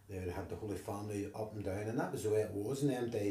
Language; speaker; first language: English; native; English